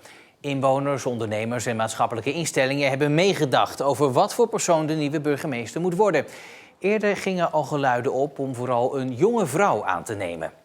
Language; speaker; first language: Dutch; native; Dutch